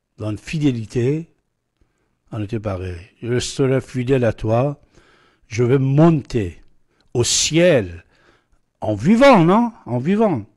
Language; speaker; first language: French; non-native, fluent; Persian